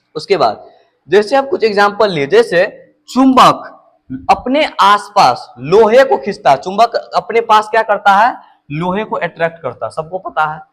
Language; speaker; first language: Hindi; native; Hindi